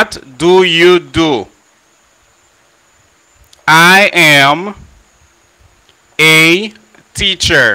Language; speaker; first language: English; non-native, fluent; Haitian Creole